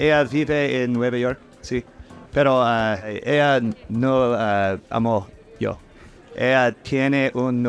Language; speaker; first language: Spanish; non-native, learner; English